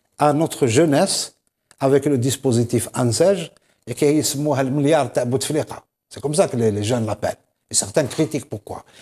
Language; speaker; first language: French; non-native, local second language; Kabyle